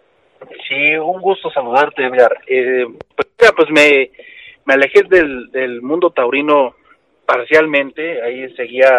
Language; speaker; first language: Spanish; native; Spanish